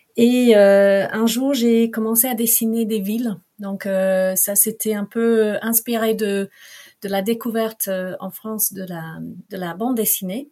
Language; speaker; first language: French; non-native, fluent; English